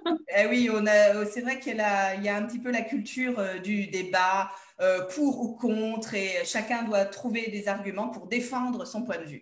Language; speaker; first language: French; native; French